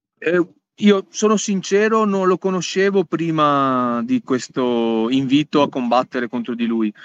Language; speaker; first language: Italian; native; Italian